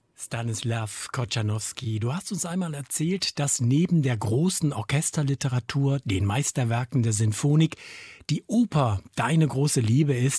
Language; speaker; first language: German; native; German